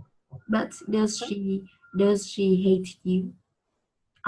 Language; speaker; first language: English; non-native, learner; Vietnamese